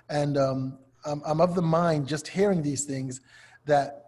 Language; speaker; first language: English; native; English